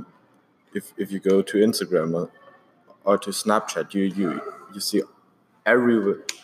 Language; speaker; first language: English; non-native, fluent; German